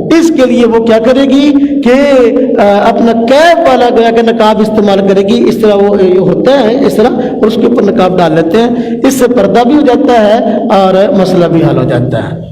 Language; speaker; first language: Urdu; non-native, local second language; Punjabi